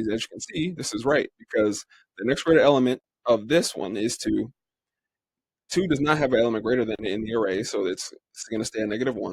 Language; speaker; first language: English; native; English